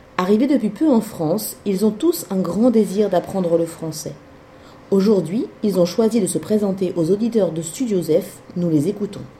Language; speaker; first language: French; native; French